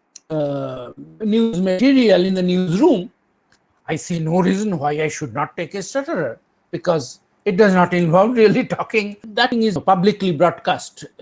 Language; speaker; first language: English; non-native, local second language; Bangla